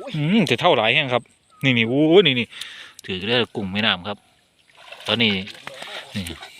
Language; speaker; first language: Thai; native; Thai